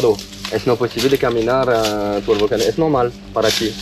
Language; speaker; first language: Spanish; non-native, learner; French